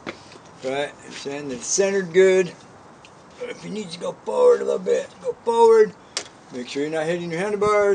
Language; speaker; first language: English; native; English